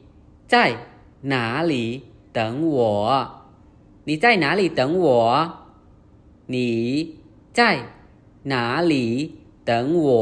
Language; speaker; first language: Chinese; non-native, learner; Khmer